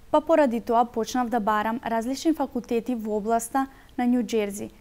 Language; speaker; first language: Macedonian; native; Macedonian